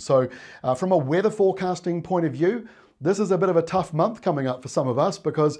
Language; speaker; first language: English; native; English